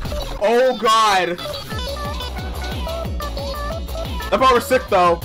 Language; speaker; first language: English; native; English